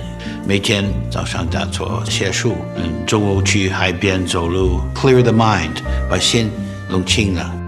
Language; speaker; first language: Chinese; non-native, fluent; English